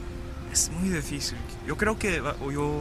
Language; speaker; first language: Spanish; early bilingual, heritage; English